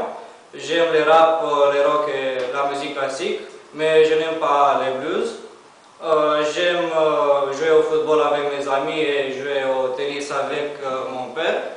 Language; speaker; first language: French; non-native, learner; Romanian